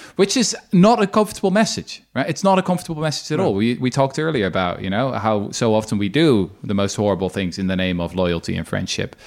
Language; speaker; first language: English; non-native, fluent; Dutch